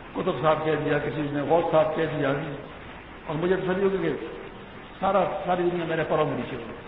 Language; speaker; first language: Urdu; non-native, local second language; Pashto